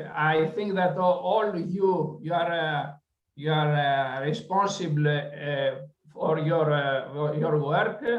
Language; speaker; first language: English; non-native, learner; Greek